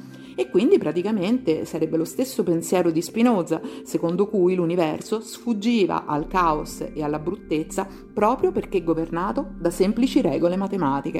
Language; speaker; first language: Italian; native; Italian